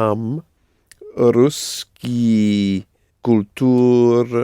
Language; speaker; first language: Russian; non-native, learner; English